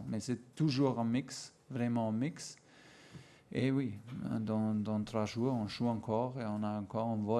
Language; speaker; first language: French; non-native, fluent; German